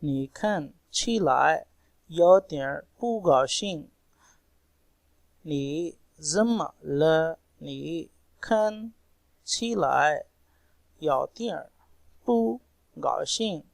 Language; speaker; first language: Chinese; non-native, learner; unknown